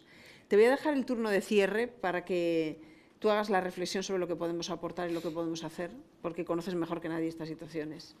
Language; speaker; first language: Spanish; native; Spanish